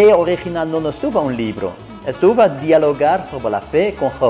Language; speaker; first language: Spanish; non-native, fluent; Italian